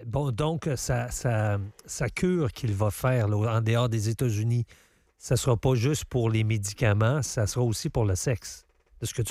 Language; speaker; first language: French; native; French